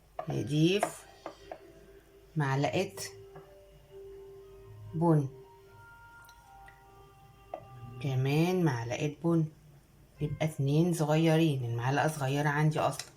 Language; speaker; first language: Arabic; native; Arabic